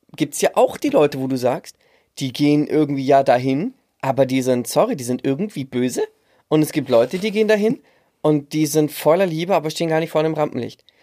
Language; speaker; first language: German; native; German